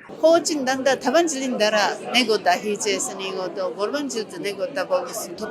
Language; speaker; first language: Mongolian; non-native, fluent; Korean